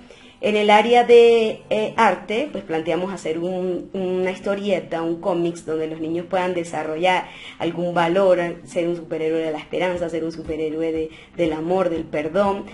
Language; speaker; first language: Spanish; native; Spanish